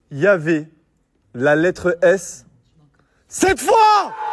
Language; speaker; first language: French; native; French